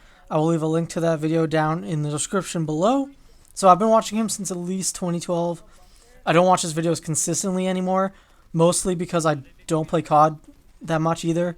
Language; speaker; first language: English; native; English